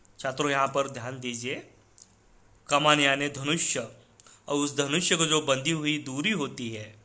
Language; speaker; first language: Hindi; non-native, local second language; Marathi